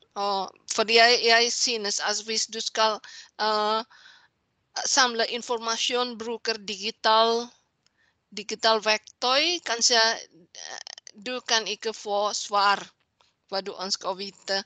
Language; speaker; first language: Norwegian; non-native, learner; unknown